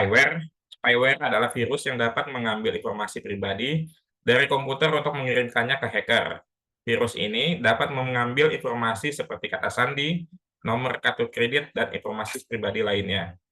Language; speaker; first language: Indonesian; native; Indonesian